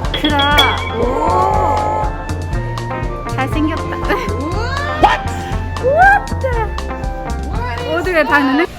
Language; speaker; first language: Korean; non-native, learner; English